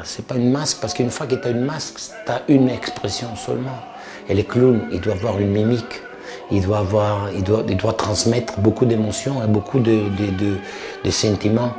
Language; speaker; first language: French; non-native, fluent; Italian